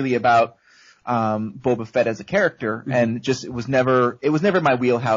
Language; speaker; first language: English; native; English